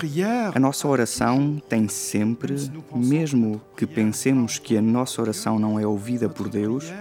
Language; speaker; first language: Portuguese; non-native, fluent; Luxembourgish